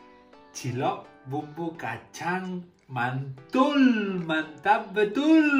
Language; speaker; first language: Indonesian; non-native, learner; Spanish